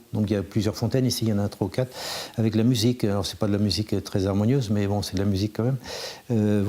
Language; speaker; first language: French; native; French